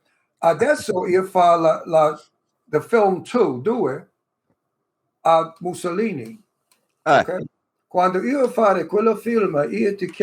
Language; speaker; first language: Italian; early bilingual, heritage; English